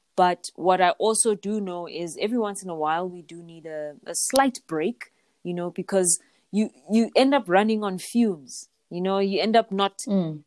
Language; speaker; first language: English; non-native, local second language; Zulu